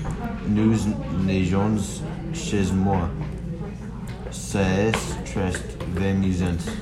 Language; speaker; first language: French; non-native, learner; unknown